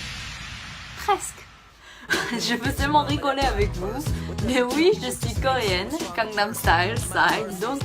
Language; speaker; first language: French; non-native, fluent; Korean